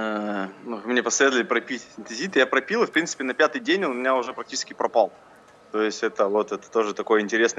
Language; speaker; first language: Russian; native; Russian